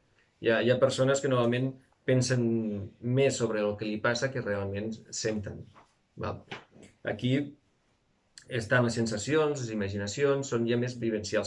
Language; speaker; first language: Catalan; native; Catalan